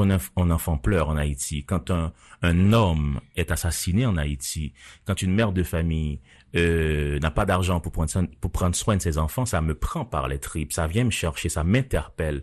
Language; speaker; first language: French; non-native, local second language; Haitian Creole